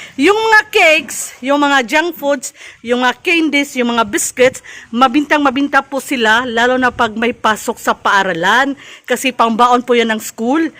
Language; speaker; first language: Filipino; non-native, local second language; Cebuano